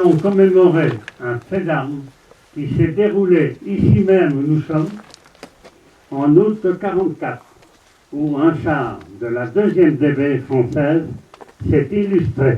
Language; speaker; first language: French; native; French